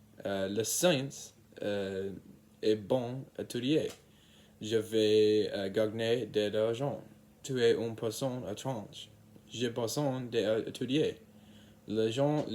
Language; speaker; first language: French; non-native, learner; English